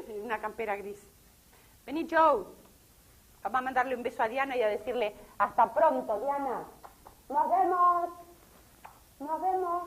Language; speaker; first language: Spanish; native; Spanish